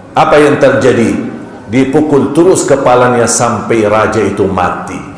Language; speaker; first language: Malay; non-native, fluent; Arabic